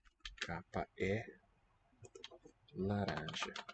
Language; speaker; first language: Portuguese; non-native, learner; English